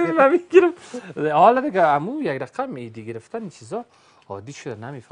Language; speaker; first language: Persian; native; Persian